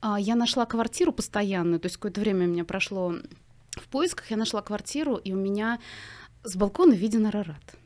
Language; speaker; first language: Russian; native; Russian